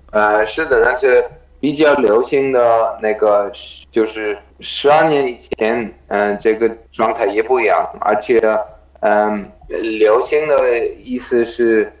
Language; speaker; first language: Chinese; non-native, fluent; German